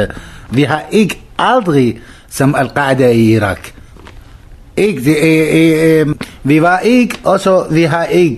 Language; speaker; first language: Danish; non-native, learner; Arabic